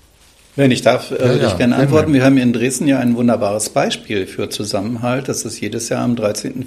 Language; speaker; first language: German; native; German